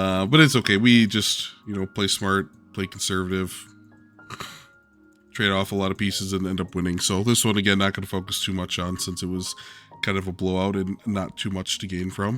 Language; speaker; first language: English; native; English